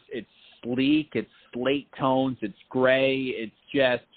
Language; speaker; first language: English; native; English